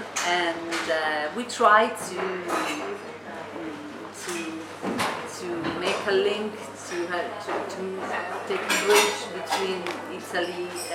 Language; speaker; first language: English; non-native, fluent; Italian